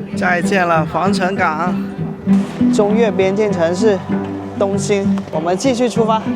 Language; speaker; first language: Chinese; native; Chinese